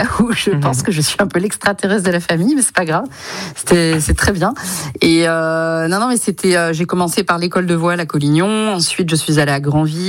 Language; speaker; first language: French; native; French